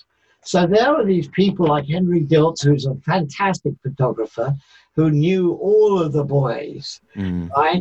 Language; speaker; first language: English; native; English